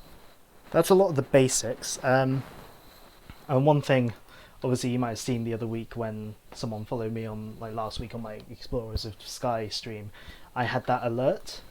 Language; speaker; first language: English; native; English